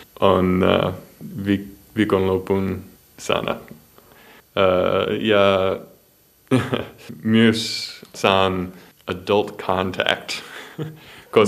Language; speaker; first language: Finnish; non-native, learner; English